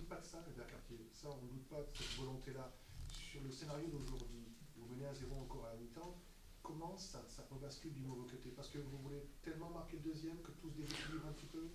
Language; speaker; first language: French; native; French